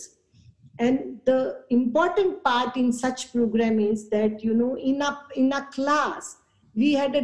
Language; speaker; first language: English; non-native, local second language; Gujarati